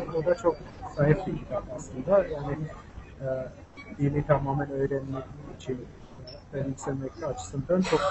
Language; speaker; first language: Turkish; non-native, fluent; Armenian